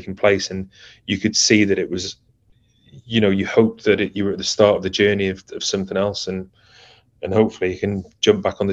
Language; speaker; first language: English; native; English